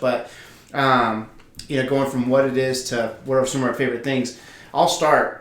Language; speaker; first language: English; native; English